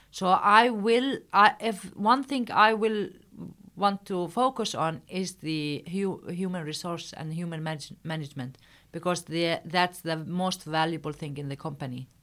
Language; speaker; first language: English; non-native, fluent; Arabic